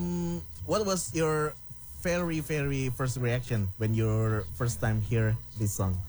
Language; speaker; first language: English; non-native, learner; Indonesian